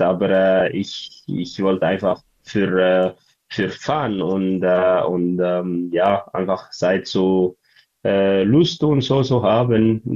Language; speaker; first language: German; non-native, learner; Tigrinya